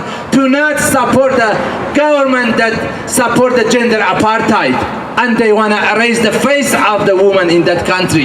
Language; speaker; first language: English; non-native, fluent; Persian